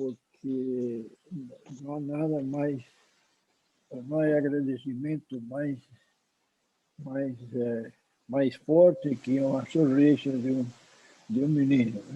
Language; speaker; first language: Portuguese; non-native, fluent; Spanish